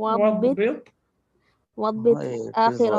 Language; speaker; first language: Arabic; non-native, learner; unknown